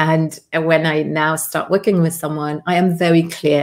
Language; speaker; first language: English; non-native, fluent; Luxembourgish